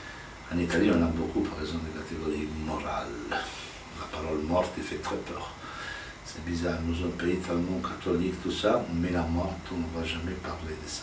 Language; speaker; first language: French; non-native, fluent; Italian